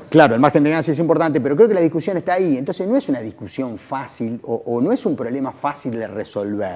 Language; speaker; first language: Spanish; native; Spanish